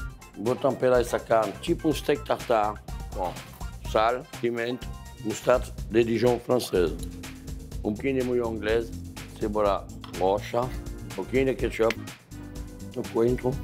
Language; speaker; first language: Portuguese; non-native, fluent; French